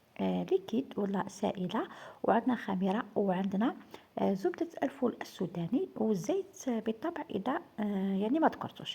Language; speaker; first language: Arabic; native; Arabic